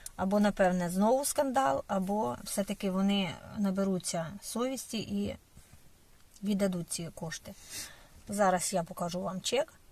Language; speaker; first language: Ukrainian; non-native, local second language; Russian